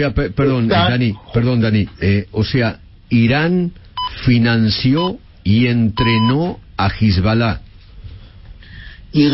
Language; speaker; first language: Spanish; native; Spanish